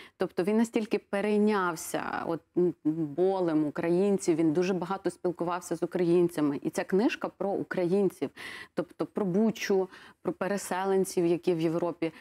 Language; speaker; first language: Ukrainian; native; Ukrainian